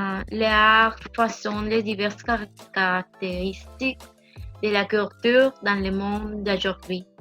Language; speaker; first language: French; non-native, learner; Spanish